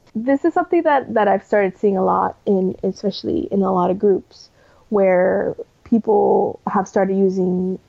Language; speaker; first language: English; early bilingual, other home language; Spanish